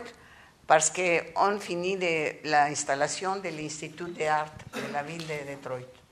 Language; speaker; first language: French; non-native, learner; Spanish